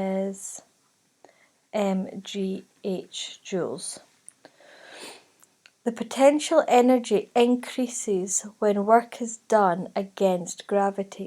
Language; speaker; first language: English; native; English